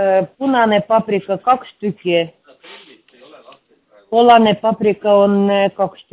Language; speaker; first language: Estonian; non-native, learner; Russian